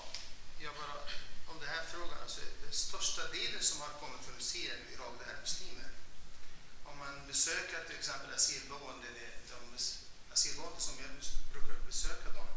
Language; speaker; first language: Swedish; non-native, fluent; Arabic